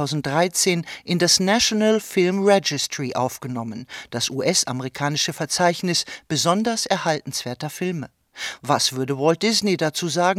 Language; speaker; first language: German; native; German